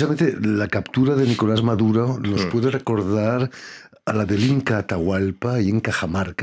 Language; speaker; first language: Spanish; native; Spanish